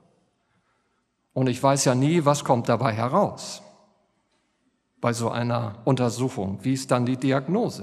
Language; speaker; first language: German; native; German